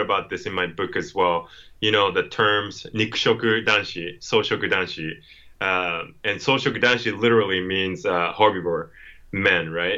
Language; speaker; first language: English; non-native, fluent; Japanese